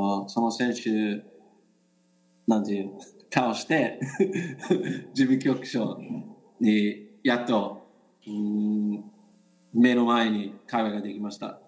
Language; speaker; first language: Japanese; non-native, learner; English